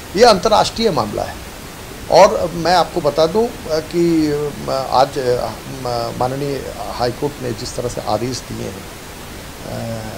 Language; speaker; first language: Hindi; native; Hindi